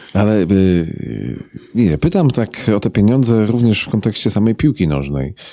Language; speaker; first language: Polish; native; Polish